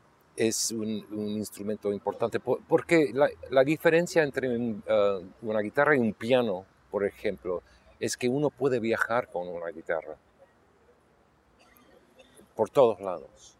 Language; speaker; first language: Spanish; non-native, local second language; English